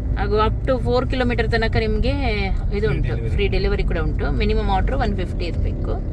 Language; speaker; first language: Kannada; non-native, local second language; Konkani